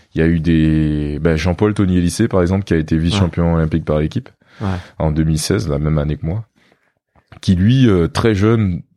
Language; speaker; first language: French; native; French